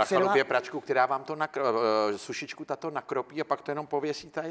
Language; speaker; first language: Czech; native; Czech